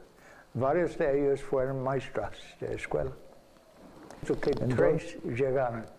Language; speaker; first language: Spanish; non-native, fluent; English